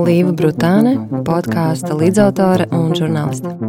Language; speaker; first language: Latvian; native; Latvian